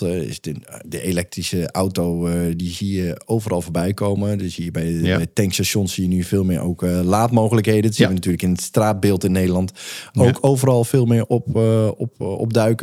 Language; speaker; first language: Dutch; native; Dutch